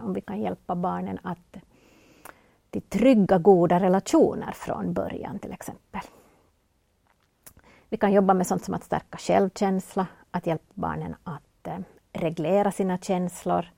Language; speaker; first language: Swedish; native; Swedish